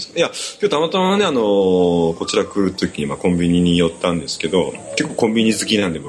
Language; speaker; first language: Japanese; native; Japanese